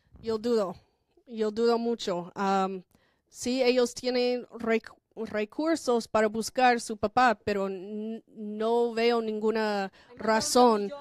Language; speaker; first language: Spanish; non-native, fluent; English